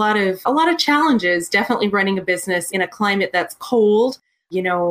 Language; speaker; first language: English; native; English